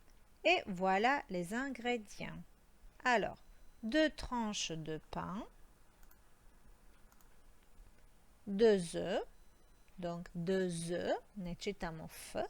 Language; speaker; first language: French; non-native, fluent; Croatian